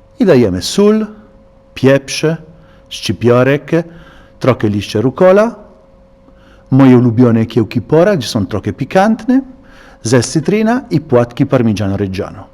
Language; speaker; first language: Polish; non-native, learner; Italian